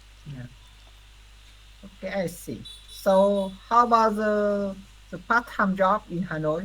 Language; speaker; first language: English; non-native, learner; Vietnamese